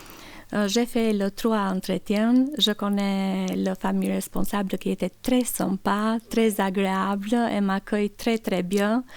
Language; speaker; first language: French; non-native, learner; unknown